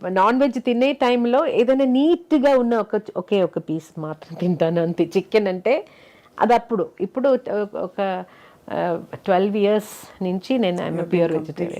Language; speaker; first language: Telugu; non-native, fluent; Malayalam